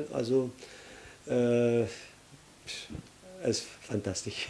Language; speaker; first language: German; non-native, fluent; Turkish